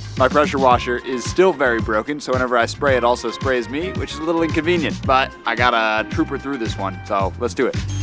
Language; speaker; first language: English; native; English